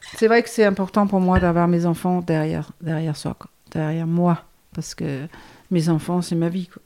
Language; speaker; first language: French; non-native, fluent; Danish